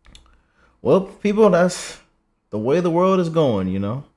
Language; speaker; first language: English; native; English